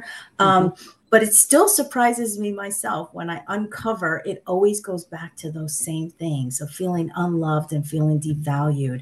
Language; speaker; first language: English; early bilingual, other home language; Sicilian